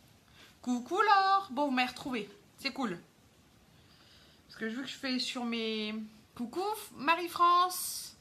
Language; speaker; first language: French; native; French